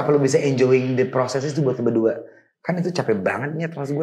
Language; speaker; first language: Indonesian; native; Indonesian